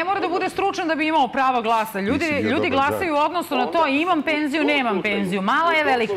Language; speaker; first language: Serbian; native; Serbian